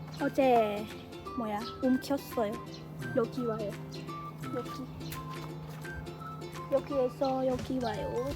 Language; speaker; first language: Korean; non-native, learner; Lao